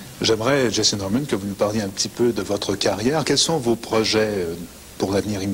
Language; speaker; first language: French; native; French